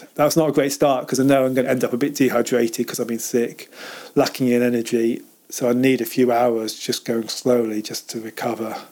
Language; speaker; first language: English; native; English